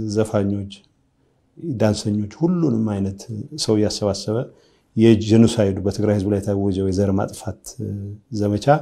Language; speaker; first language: Amharic; non-native, local second language; Tigrinya